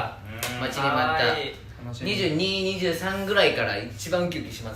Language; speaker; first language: Japanese; native; Japanese